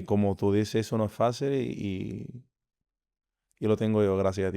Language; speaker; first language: Spanish; non-native, fluent; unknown